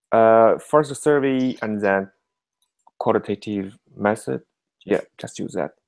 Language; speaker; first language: English; non-native, fluent; Chinese